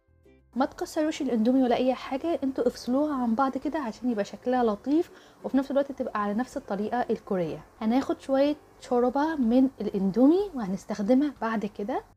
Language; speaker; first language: Arabic; native; Arabic